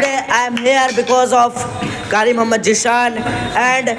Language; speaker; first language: English; non-native, learner; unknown